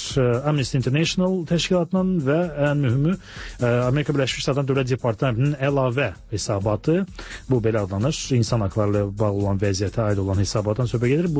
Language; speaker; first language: Azerbaijani; native; Azerbaijani